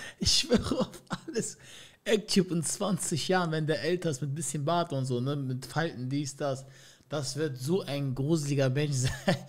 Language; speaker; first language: German; early bilingual, other home language; Turkish